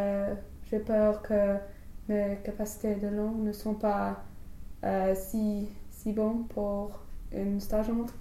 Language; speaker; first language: French; non-native, learner; English